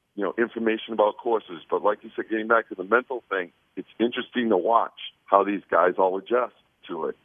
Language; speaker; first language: English; native; English